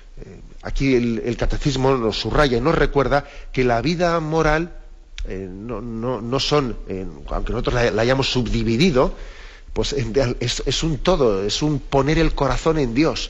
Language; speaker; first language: Spanish; native; Spanish